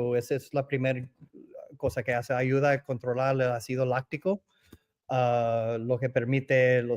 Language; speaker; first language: Spanish; early bilingual, other home language; English